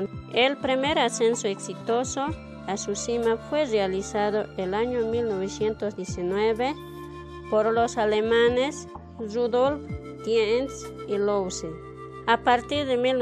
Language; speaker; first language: Spanish; native; Spanish